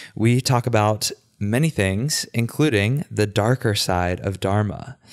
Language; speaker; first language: English; native; English